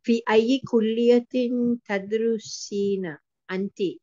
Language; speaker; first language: Arabic; non-native, learner; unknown